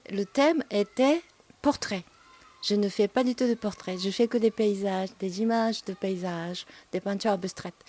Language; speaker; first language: French; non-native, fluent; Japanese